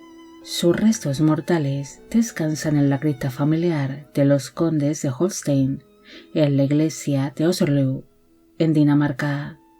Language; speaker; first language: Spanish; native; Spanish